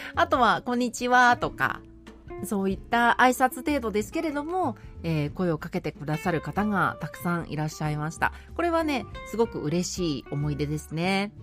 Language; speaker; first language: Japanese; native; Japanese